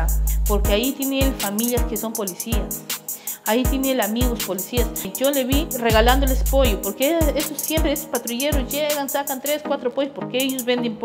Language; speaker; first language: Spanish; native; Spanish